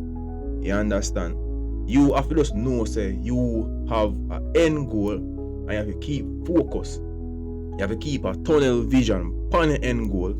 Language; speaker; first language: English; non-native, local second language; Jamaican Creole English